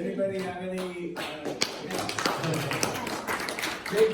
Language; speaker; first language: English; native; English